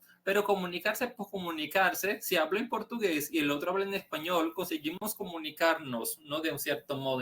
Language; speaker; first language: Spanish; non-native, fluent; Portuguese